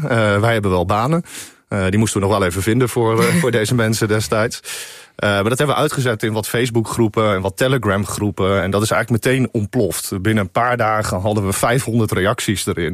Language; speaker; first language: Dutch; native; Dutch